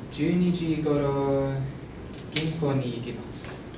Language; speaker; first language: Japanese; non-native, learner; English